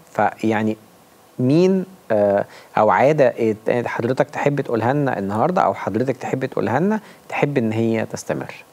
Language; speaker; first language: Arabic; native; Arabic